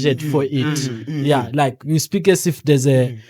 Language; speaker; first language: English; non-native, local second language; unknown